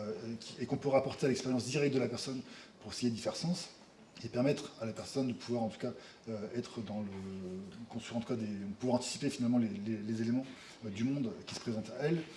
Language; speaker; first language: French; native; French